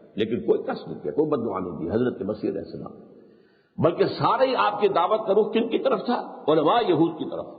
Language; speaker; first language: Urdu; native; Urdu